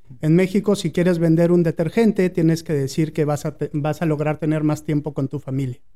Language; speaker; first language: Spanish; native; Spanish